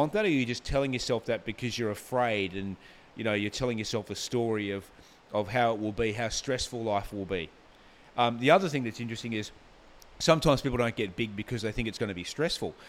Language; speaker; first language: English; native; English